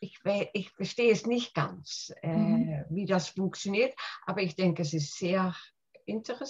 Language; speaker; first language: German; non-native, fluent; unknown